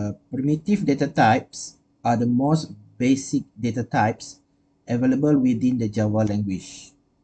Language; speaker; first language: English; non-native, local second language; Malay